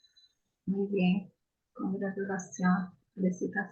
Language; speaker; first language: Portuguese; non-native, learner; Italian